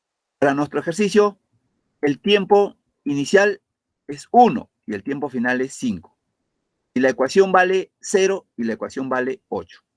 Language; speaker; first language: Spanish; native; Spanish